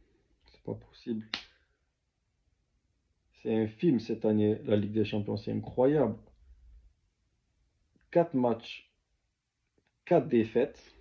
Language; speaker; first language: French; native; French